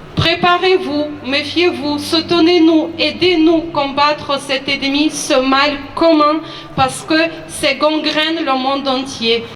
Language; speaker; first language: French; non-native, fluent; Ukrainian